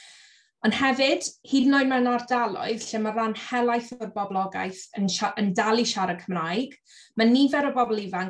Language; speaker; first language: Welsh; native; Welsh